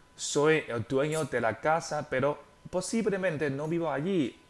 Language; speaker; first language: Spanish; non-native, fluent; Chinese